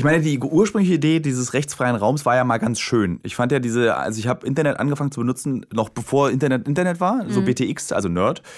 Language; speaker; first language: German; native; German